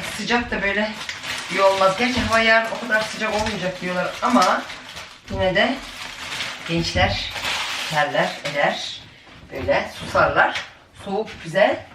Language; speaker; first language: Turkish; early bilingual, heritage; Turkish